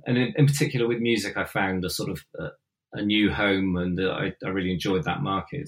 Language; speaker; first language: English; native; English